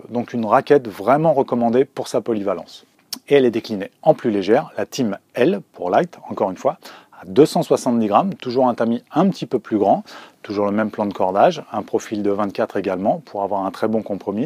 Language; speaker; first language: French; native; French